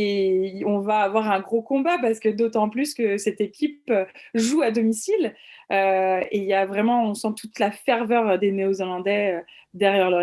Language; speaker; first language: French; native; French